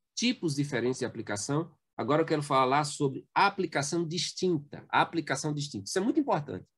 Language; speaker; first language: Portuguese; native; Portuguese